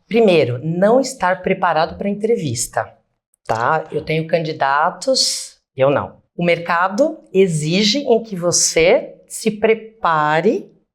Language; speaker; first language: Portuguese; native; Portuguese